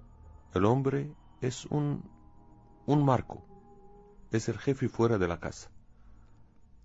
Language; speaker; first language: Spanish; non-native, learner; Arabic